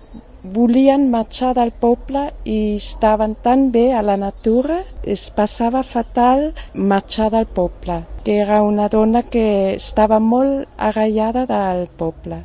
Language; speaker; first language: Catalan; non-native, fluent; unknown